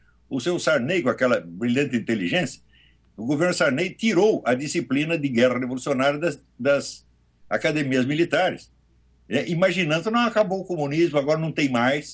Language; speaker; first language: Portuguese; native; Portuguese